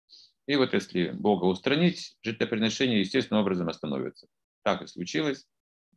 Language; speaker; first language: Russian; native; Russian